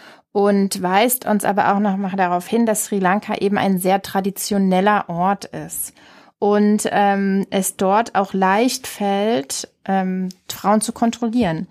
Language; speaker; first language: German; native; German